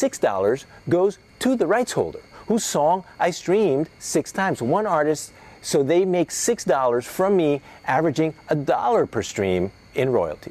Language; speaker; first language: English; native; English